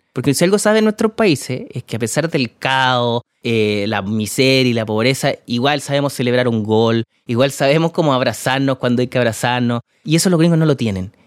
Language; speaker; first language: Spanish; native; Spanish